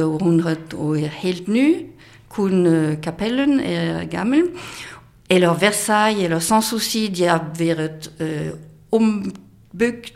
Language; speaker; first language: Danish; non-native, fluent; French